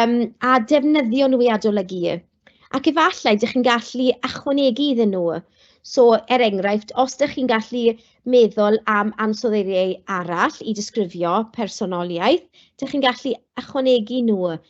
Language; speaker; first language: Welsh; non-native, local second language; English